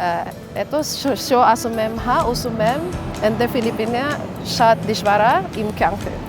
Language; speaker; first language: Armenian; non-native, learner; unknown